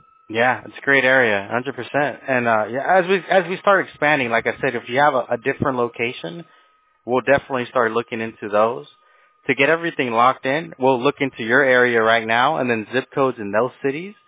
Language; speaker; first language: English; native; English